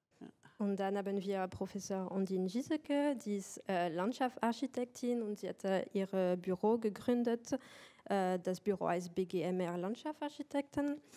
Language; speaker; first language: German; non-native, fluent; French